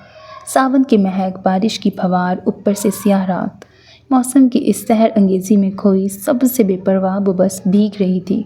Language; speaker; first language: Urdu; native; Urdu